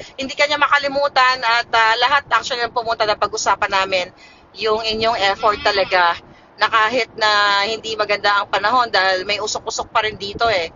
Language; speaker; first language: Filipino; non-native, local second language; Hiligaynon